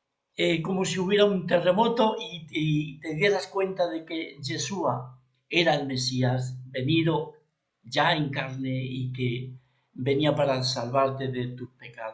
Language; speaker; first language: Spanish; native; Spanish